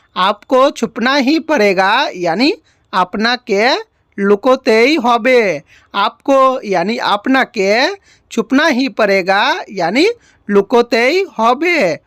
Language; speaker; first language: Hindi; native; Hindi